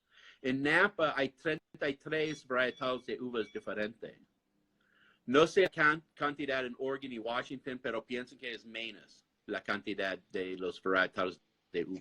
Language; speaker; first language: Spanish; non-native, fluent; English